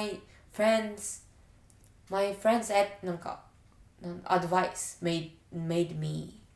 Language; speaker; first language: English; non-native, learner; Japanese